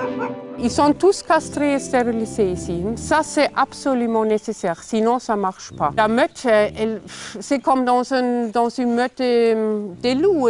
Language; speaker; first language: French; non-native, fluent; German